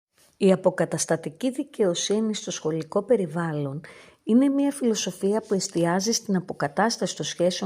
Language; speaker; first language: Greek; native; Greek